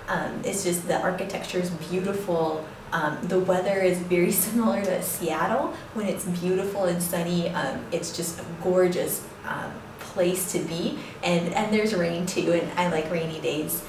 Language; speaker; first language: English; native; English